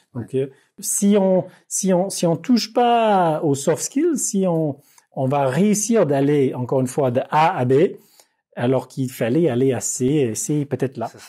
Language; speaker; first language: French; non-native, fluent; Dutch